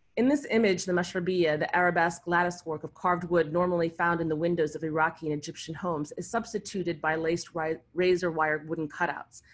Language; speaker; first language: English; early bilingual, other home language; Arabic